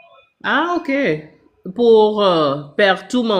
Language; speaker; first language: English; non-native, learner; French